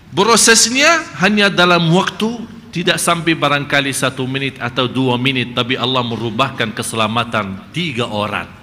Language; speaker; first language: Malay; non-native, fluent; Arabic